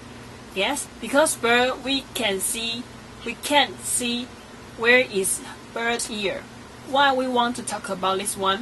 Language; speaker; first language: English; non-native, learner; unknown